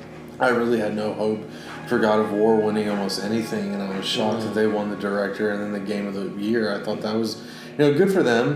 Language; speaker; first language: English; native; English